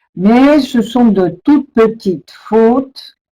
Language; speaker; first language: French; non-native, fluent; Russian